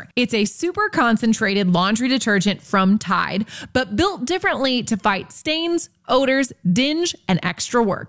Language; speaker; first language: English; native; English